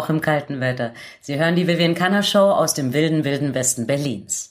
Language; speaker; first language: German; native; German